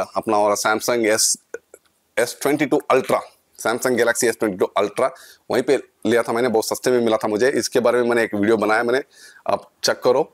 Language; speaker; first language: Hindi; non-native, local second language; Kannada